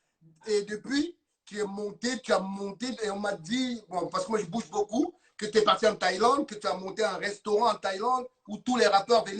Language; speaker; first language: French; native; French